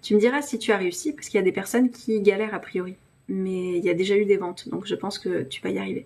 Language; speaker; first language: French; native; French